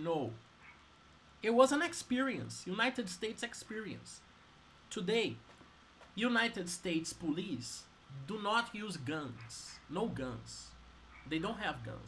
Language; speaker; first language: English; non-native, fluent; Portuguese